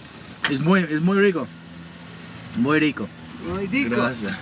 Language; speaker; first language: Spanish; non-native, learner; English